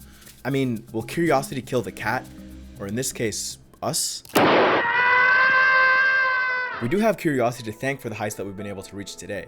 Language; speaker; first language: English; native; English